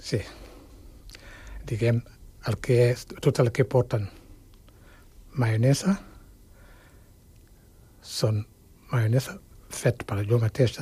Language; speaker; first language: Catalan; non-native, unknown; Wolof